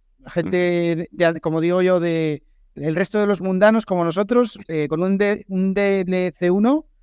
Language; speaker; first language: Spanish; native; Spanish